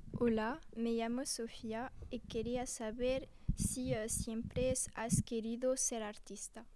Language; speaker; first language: Spanish; non-native, learner; French